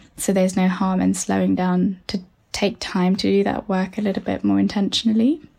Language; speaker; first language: English; early bilingual, other home language; Tamil